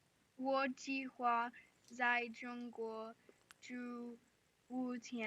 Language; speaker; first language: Chinese; non-native, learner; English